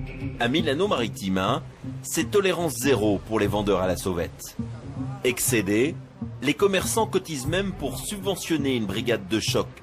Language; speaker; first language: French; native; French